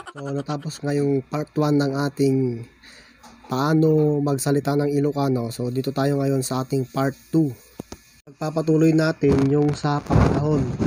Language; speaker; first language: Filipino; non-native, local second language; Iloko